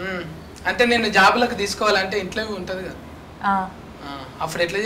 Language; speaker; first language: Telugu; native; Telugu